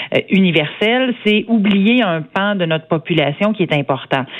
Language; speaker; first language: French; native; French